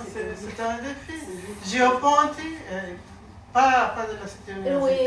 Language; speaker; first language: French; non-native, learner; Spanish